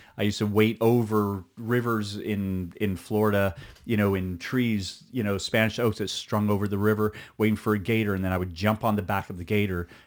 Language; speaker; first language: English; early bilingual, other home language; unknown